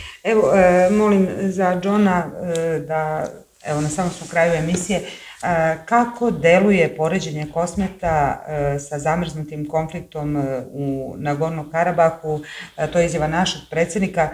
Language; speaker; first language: Serbian; native; Serbian